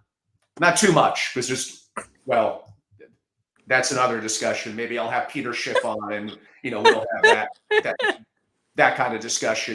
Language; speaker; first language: English; native; English